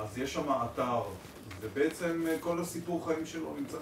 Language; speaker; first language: Hebrew; native; Hebrew